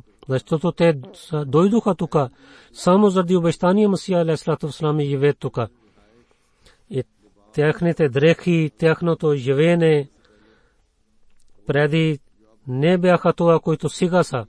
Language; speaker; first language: Bulgarian; non-native, fluent; Urdu